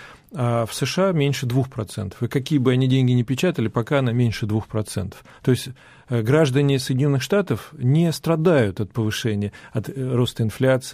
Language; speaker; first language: Russian; native; Russian